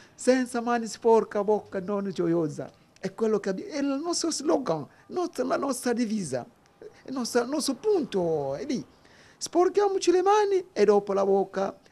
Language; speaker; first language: Italian; non-native, fluent; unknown